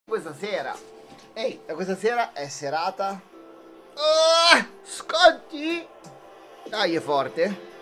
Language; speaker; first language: Italian; native; Italian